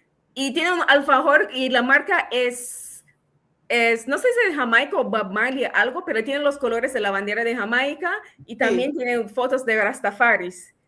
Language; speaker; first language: Spanish; non-native, fluent; English